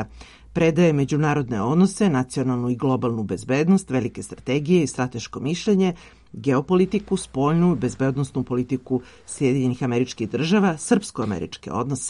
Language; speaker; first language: Serbian; native; Serbian